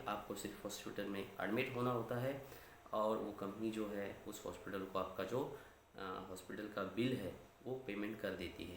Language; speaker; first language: Hindi; non-native, local second language; Marathi